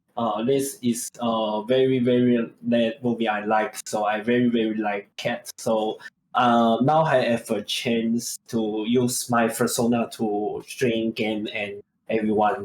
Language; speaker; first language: English; non-native, learner; Chinese